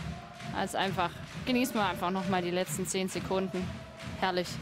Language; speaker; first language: German; native; German